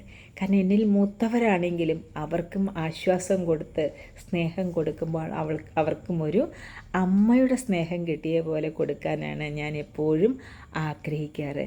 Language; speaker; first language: Malayalam; native; Malayalam